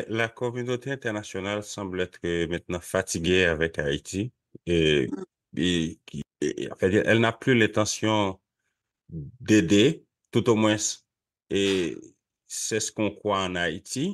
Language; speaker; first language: French; non-native, local second language; Haitian Creole